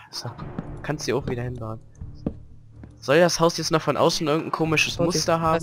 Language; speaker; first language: German; native; German